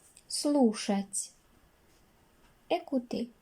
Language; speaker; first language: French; non-native, fluent; Russian